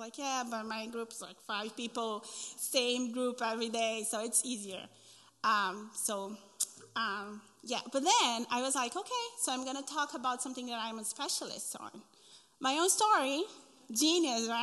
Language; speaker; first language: English; non-native, fluent; Portuguese